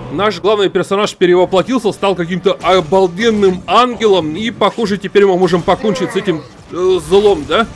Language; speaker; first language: Russian; native; Russian